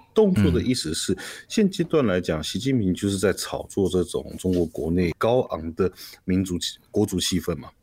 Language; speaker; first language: Chinese; native; Chinese